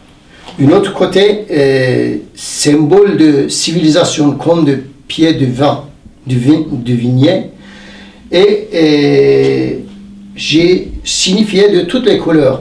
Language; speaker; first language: French; non-native, fluent; Turkish